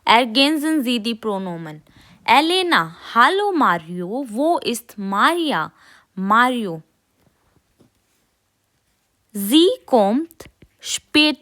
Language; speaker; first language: German; non-native, fluent; Hindi